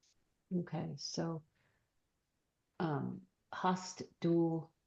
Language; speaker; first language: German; non-native, learner; English